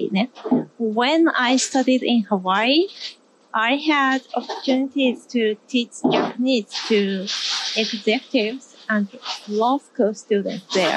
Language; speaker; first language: English; non-native, learner; Japanese